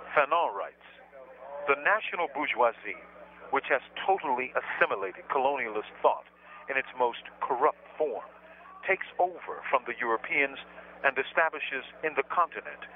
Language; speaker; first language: English; native; English